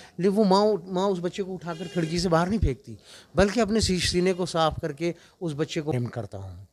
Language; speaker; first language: Urdu; non-native, local second language; Kashmiri